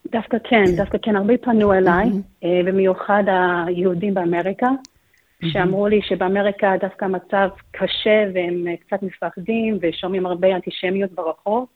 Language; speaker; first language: Hebrew; non-native, fluent; English